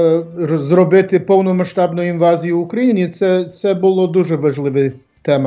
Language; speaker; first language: Ukrainian; early bilingual, heritage; English